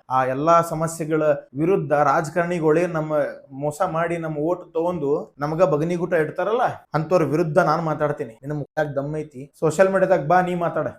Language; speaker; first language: Kannada; non-native, local second language; Marathi